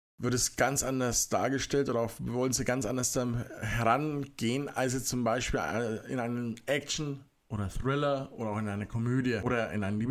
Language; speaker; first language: German; native; German